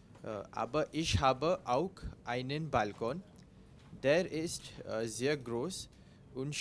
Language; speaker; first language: German; non-native, learner; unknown